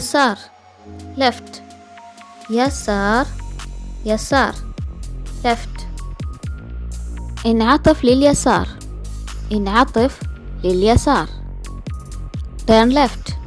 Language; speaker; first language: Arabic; non-native, fluent; Malayalam